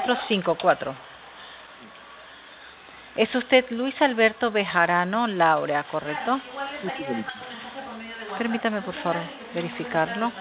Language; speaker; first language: Spanish; native; Spanish